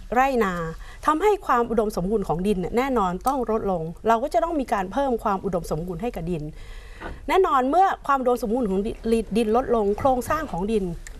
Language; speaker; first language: Thai; native; Thai